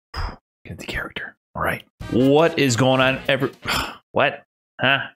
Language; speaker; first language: English; native; English